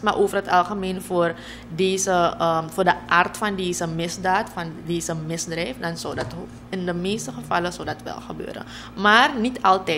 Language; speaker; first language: Dutch; native; Dutch